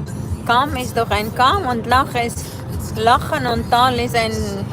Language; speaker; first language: German; non-native, fluent; Cebuano